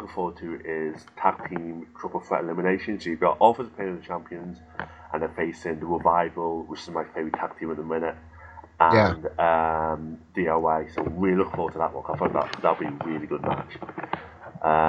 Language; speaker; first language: English; native; English